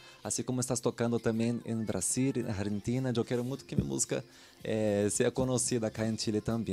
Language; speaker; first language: Spanish; non-native, learner; Portuguese